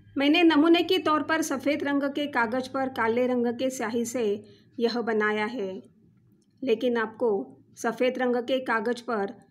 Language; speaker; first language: Hindi; non-native, local second language; Marathi